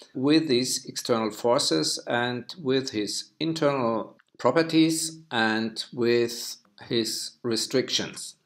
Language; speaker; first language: English; non-native, fluent; German